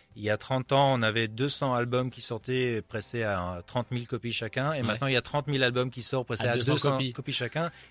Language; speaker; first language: French; non-native, fluent; Hebrew